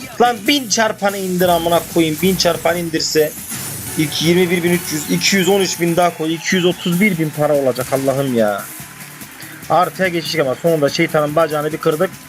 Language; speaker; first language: Turkish; native; Turkish